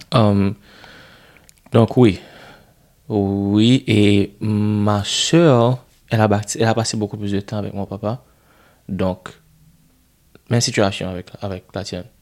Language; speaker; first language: French; non-native, local second language; Haitian Creole